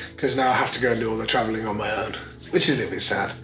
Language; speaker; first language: English; native; English